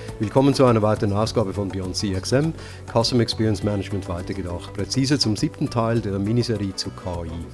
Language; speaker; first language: German; native; German